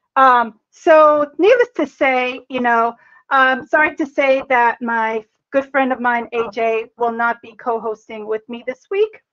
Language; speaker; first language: English; native; English